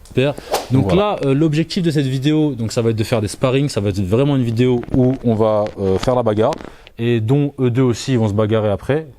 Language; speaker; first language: French; native; French